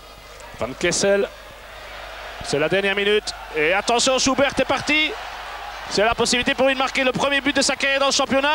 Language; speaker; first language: French; native; French